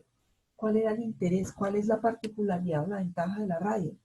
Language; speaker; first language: Spanish; native; Spanish